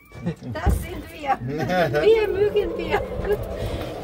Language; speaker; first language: German; non-native, fluent; Bosnian